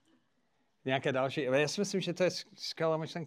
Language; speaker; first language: Czech; non-native, fluent; English